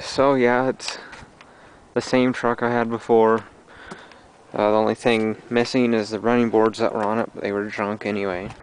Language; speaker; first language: English; native; English